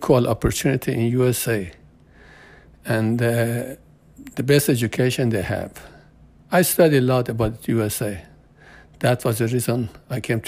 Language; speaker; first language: English; non-native, fluent; Persian